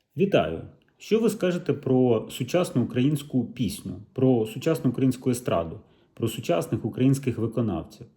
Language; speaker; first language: Ukrainian; native; Ukrainian